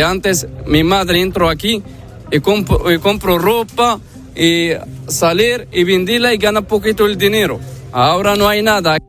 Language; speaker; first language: Spanish; non-native, learner; Arabic